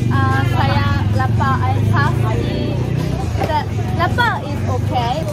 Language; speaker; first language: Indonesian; non-native, learner; Japanese